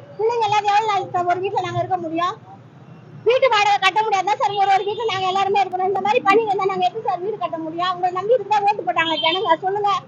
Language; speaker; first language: Tamil; native; Tamil